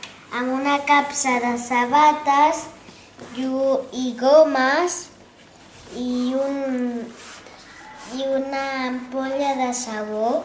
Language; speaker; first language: Catalan; non-native, local second language; Spanish